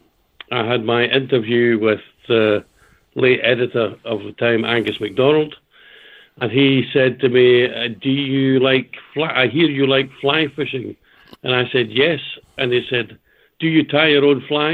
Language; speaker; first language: English; native; English